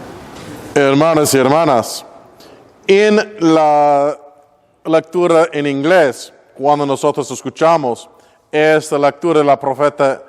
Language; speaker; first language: Spanish; non-native, learner; English